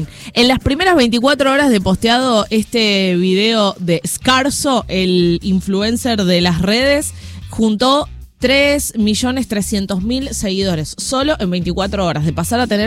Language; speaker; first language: Spanish; native; Spanish